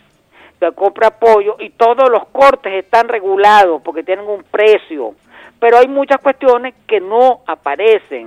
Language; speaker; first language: Spanish; native; Spanish